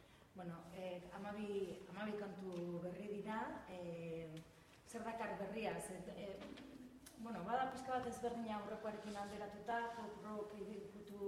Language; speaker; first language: Basque; native; Basque